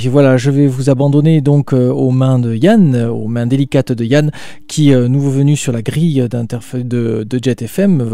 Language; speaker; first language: French; native; French